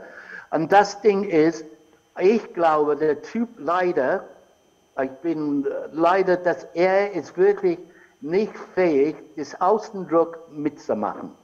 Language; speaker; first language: German; non-native, fluent; English